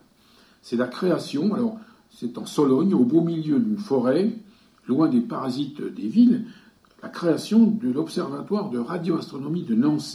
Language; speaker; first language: French; native; French